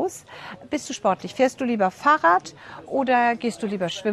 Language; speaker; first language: German; native; German